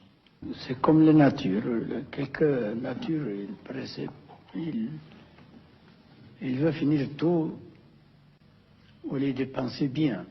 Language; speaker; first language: French; non-native, fluent; Amharic